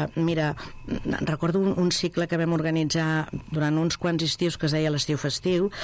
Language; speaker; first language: Catalan; non-native, local second language; Spanish